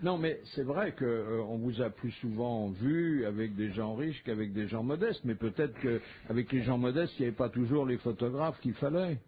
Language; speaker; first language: French; native; French